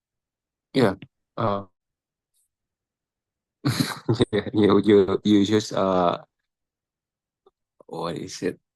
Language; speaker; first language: English; non-native, local second language; Indonesian